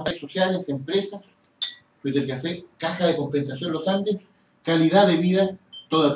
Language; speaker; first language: Spanish; native; Spanish